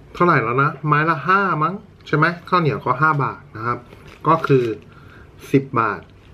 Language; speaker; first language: Thai; native; Thai